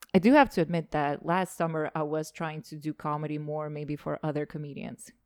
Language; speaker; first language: English; non-native, fluent; Estonian